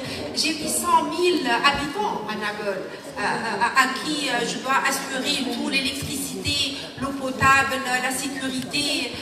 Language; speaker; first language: French; non-native, local second language; Arabic